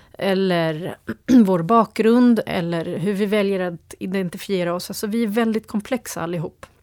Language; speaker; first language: Swedish; early bilingual, other home language; Turoyo